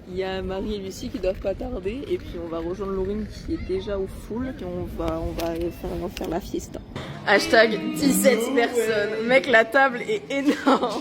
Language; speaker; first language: French; native; French